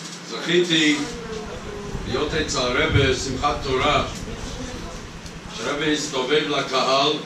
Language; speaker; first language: Hebrew; non-native, fluent; English